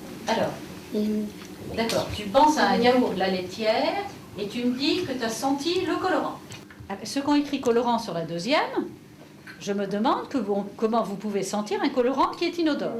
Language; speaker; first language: French; native; French